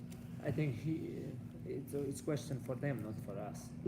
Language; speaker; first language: English; non-native, learner; Russian